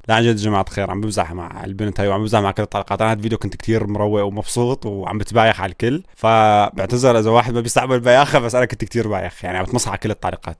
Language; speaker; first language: Arabic; native; Arabic